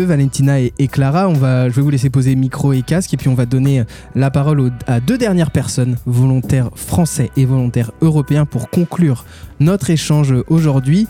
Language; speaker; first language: French; native; French